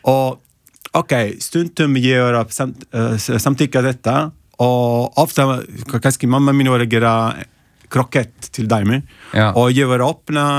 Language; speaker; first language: Icelandic; non-native, learner; Italian